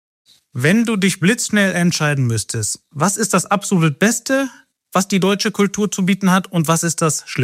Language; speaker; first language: German; native; German